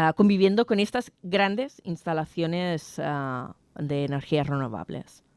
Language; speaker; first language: Spanish; non-native, local second language; Catalan